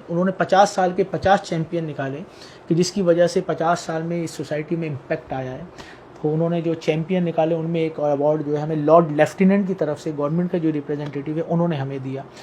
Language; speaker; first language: Urdu; native; Urdu